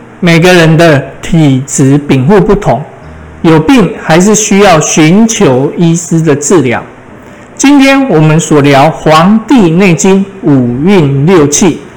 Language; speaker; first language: Chinese; native; Chinese